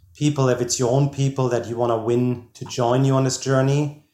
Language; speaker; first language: English; non-native, fluent; German